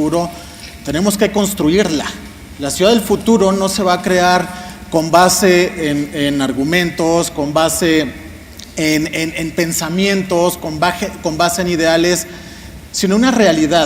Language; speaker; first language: Spanish; native; Spanish